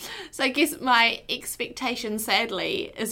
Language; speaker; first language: English; native; English